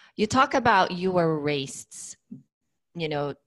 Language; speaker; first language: English; non-native, local second language; Filipino